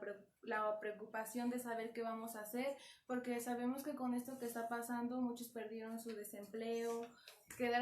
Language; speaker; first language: Spanish; native; Spanish